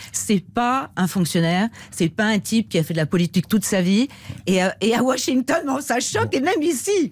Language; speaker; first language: French; native; French